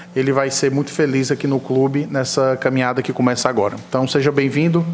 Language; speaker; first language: Portuguese; native; Portuguese